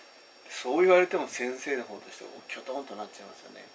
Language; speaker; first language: Japanese; native; Japanese